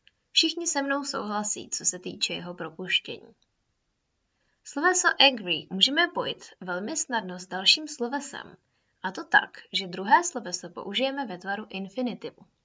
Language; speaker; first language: Czech; native; Czech